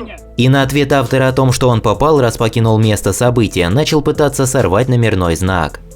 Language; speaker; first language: Russian; native; Russian